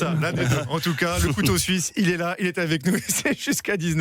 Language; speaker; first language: French; native; French